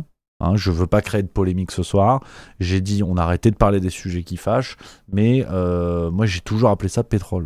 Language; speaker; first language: French; native; French